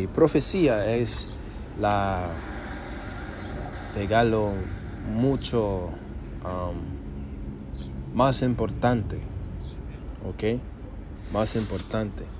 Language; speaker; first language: Spanish; non-native, learner; English